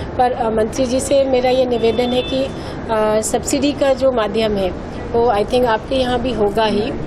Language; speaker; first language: Hindi; non-native, local second language; Bhojpuri